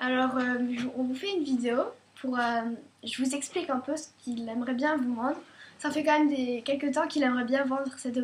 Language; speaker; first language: French; native; French